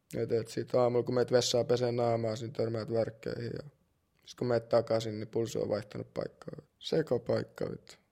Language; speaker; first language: Finnish; early bilingual, other home language; Russian